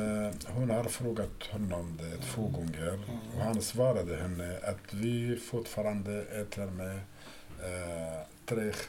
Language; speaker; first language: Swedish; non-native, fluent; Arabic